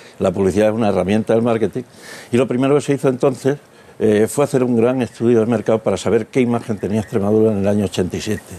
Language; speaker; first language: Spanish; native; Spanish